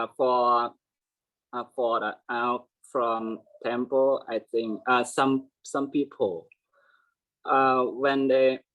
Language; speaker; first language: English; non-native, learner; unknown